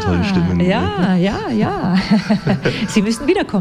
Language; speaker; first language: German; native; German